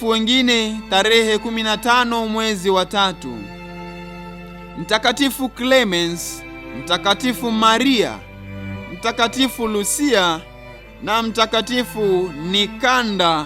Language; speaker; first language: Swahili; native; Swahili